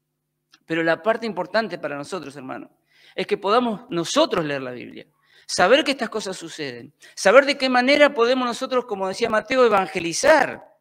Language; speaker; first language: Spanish; native; Spanish